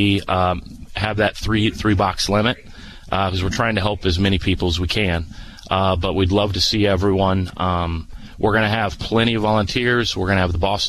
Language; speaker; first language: English; native; English